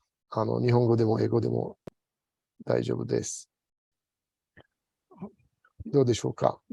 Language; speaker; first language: Japanese; non-native, fluent; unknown